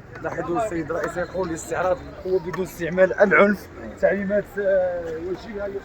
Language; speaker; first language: Arabic; native; Arabic